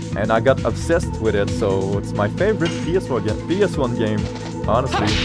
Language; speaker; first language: English; non-native, fluent; French